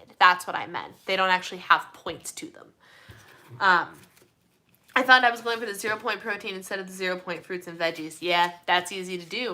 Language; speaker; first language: English; native; English